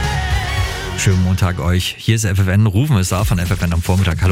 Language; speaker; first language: German; native; German